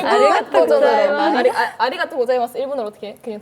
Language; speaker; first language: Korean; native; Korean